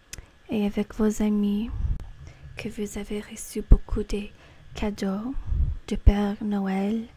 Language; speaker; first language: French; non-native, fluent; English